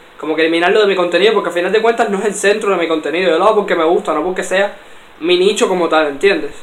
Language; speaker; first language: Spanish; native; Spanish